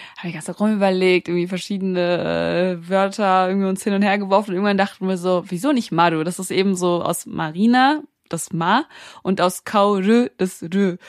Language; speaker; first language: German; native; German